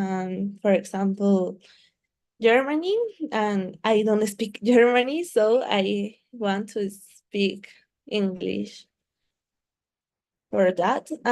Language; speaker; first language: English; non-native, learner; Spanish